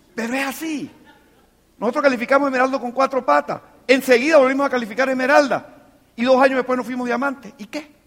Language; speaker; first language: Spanish; native; Spanish